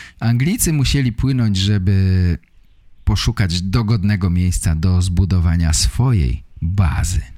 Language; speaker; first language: Polish; native; Polish